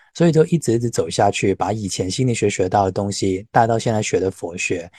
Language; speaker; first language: Chinese; non-native, local second language; Cantonese